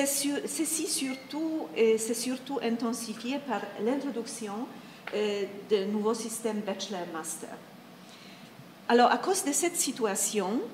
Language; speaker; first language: French; non-native, fluent; Polish